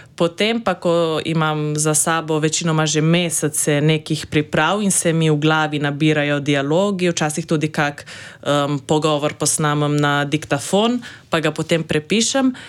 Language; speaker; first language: Slovenian; native; Slovenian